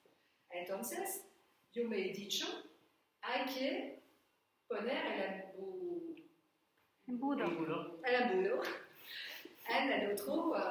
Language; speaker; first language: Spanish; non-native, learner; French